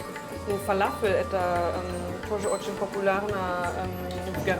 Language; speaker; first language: Russian; non-native, learner; German